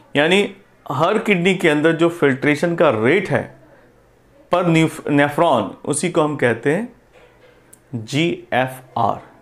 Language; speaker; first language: Hindi; non-native, local second language; Gujarati